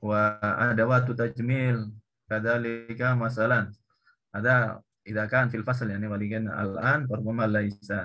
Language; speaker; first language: Arabic; non-native, learner; Indonesian